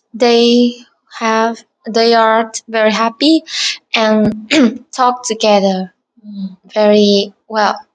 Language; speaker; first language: English; non-native, learner; Vietnamese